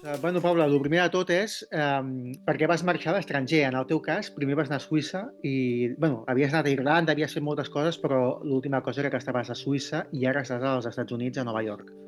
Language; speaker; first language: Catalan; native; Catalan